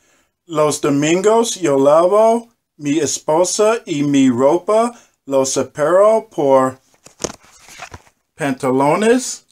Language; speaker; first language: Spanish; non-native, learner; English